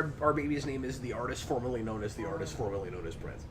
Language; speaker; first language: English; native; English